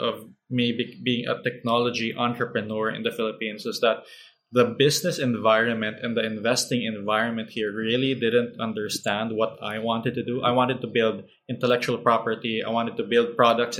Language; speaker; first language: English; non-native, local second language; Filipino